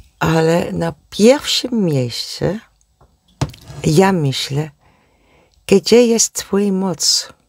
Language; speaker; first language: Polish; non-native, learner; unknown